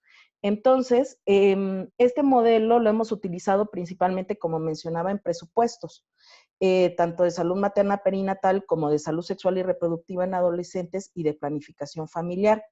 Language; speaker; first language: Spanish; native; Spanish